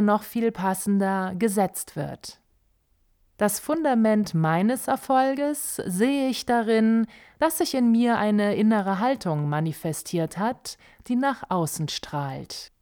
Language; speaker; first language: German; native; German